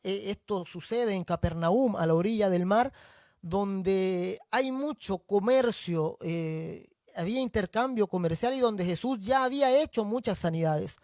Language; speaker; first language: Spanish; native; Spanish